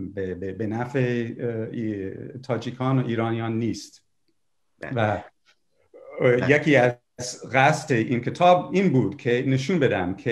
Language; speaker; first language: Persian; non-native, fluent; English